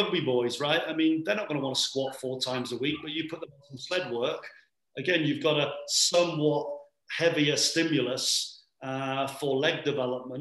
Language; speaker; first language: English; native; English